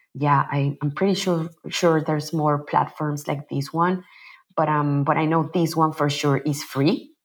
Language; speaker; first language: English; non-native, fluent; Spanish